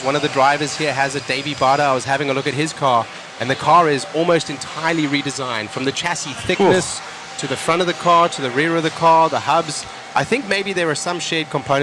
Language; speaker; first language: English; native; English